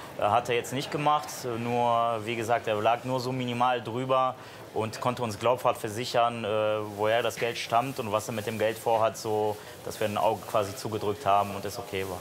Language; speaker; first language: German; native; German